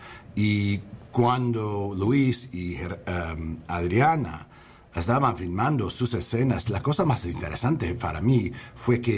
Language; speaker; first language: Spanish; non-native, learner; English